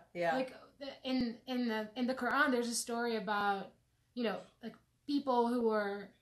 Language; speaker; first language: English; non-native, fluent; Arabic